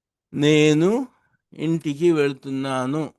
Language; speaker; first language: Telugu; non-native, local second language; Urdu